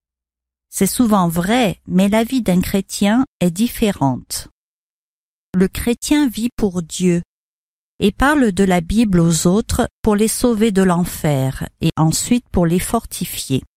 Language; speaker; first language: French; native; French